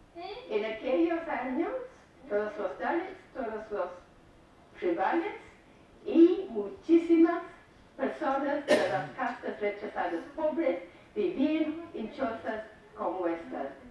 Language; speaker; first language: Spanish; non-native, fluent; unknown